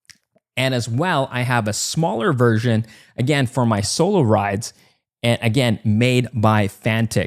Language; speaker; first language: English; native; English